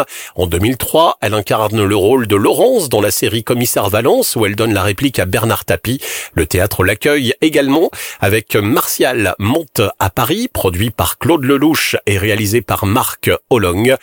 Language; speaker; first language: French; native; French